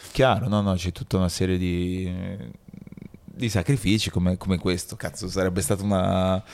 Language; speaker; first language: Italian; native; Italian